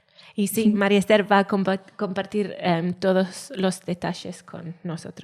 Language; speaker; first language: Spanish; non-native, learner; Welsh